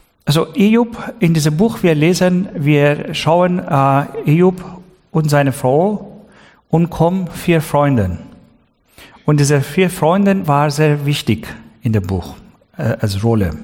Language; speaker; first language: German; non-native, learner; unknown